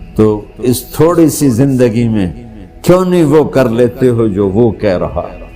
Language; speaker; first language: Urdu; non-native, local second language; Punjabi